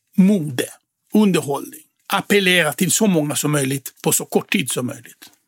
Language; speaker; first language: Swedish; non-native, fluent; Hebrew